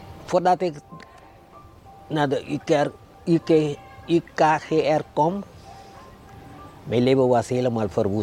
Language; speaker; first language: Dutch; non-native, fluent; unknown